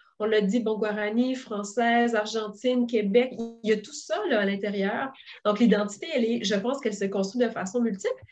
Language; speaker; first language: French; native; French